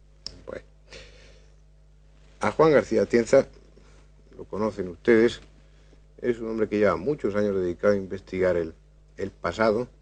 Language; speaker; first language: Spanish; native; Spanish